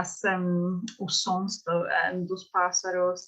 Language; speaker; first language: Portuguese; non-native, learner; English